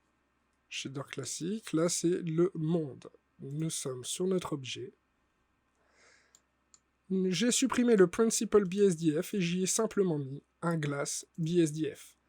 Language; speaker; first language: French; native; French